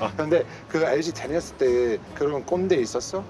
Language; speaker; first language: Korean; non-native, fluent; English